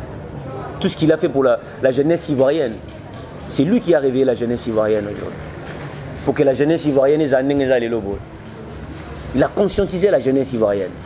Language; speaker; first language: French; non-native, local second language; Lingala